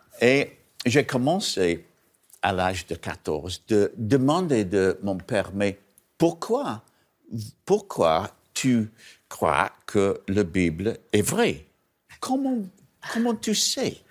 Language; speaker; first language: French; non-native, learner; English